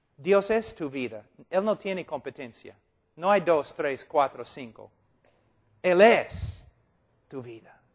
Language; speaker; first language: Spanish; non-native, fluent; English